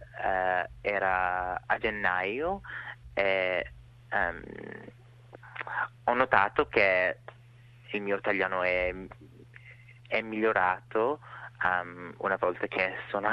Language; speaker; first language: Italian; non-native, fluent; English